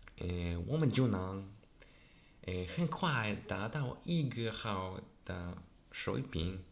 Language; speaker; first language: Chinese; non-native, learner; Polish